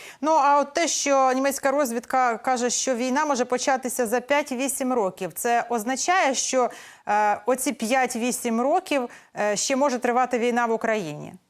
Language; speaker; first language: Ukrainian; native; Ukrainian